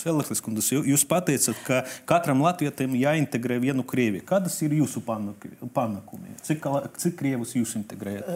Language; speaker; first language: Latvian; non-native, local second language; Russian